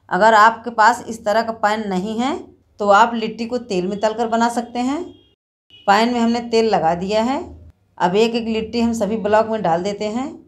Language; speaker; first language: Hindi; native; Hindi